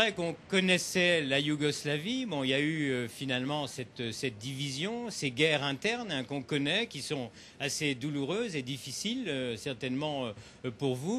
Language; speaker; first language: French; native; French